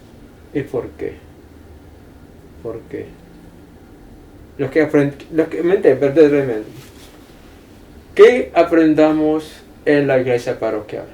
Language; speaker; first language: Spanish; non-native, fluent; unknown